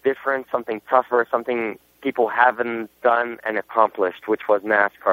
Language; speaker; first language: English; non-native, fluent; Portuguese